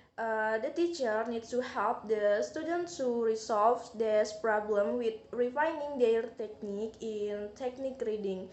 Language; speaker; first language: English; non-native, learner; Indonesian